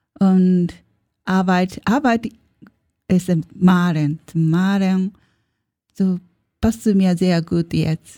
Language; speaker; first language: German; non-native, learner; Japanese